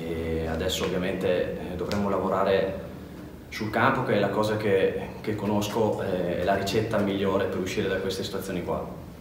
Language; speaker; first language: Italian; native; Italian